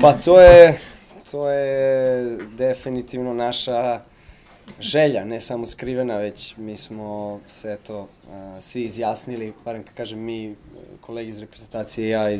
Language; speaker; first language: Serbian; native; Serbian